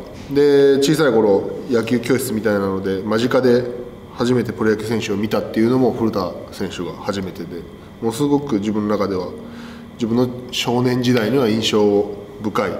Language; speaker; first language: Japanese; native; Japanese